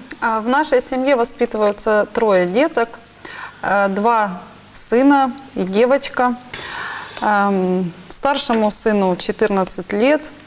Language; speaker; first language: Russian; native; Russian